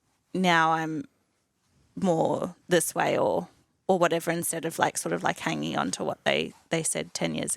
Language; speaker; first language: English; native; English